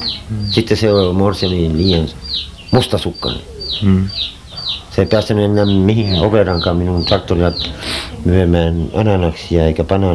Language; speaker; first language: Finnish; early bilingual, heritage; Finnish